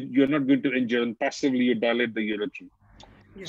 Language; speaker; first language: English; non-native, local second language; Hindi